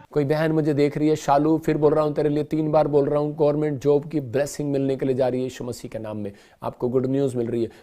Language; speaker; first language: Hindi; non-native, local second language; Punjabi